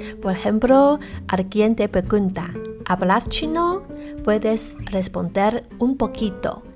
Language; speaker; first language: Spanish; non-native, fluent; Chinese